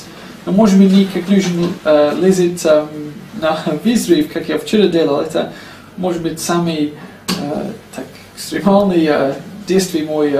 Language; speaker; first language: Russian; non-native, learner; English